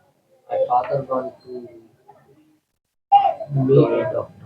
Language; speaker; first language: English; non-native, learner; Hindi